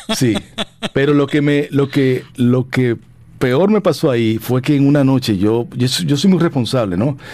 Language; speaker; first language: Spanish; native; Spanish